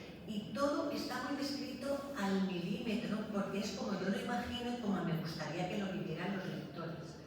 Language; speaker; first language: Spanish; native; Spanish